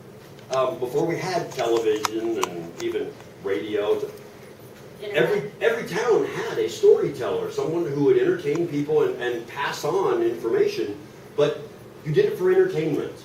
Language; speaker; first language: English; native; English